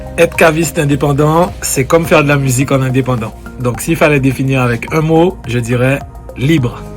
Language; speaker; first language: French; native; French